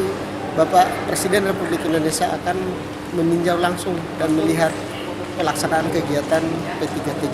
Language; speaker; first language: Indonesian; native; Indonesian